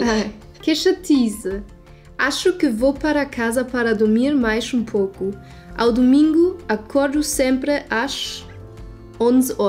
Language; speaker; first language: Portuguese; non-native, learner; German